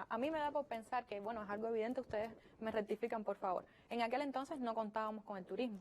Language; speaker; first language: Spanish; native; Spanish